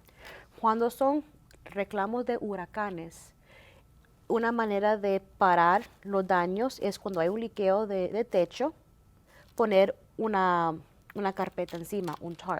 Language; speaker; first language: Spanish; early bilingual, heritage; Spanish